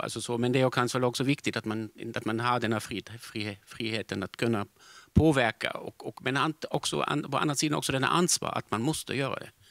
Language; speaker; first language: Swedish; non-native, fluent; German